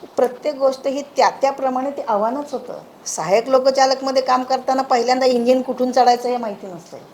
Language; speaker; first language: Marathi; native; Marathi